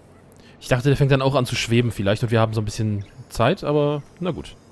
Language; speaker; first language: German; native; German